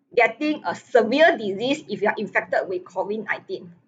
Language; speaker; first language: English; non-native, local second language; Min Nan Chinese